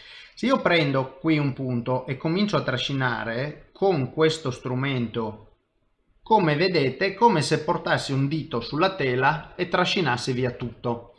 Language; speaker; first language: Italian; native; Italian